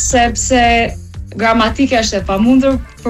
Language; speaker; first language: Albanian; non-native, learner; English